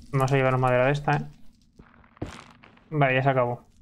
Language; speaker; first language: Spanish; native; Spanish